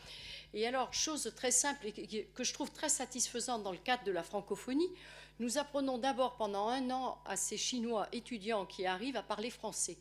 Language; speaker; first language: French; native; French